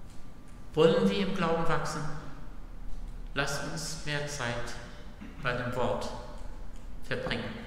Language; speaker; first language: German; non-native, fluent; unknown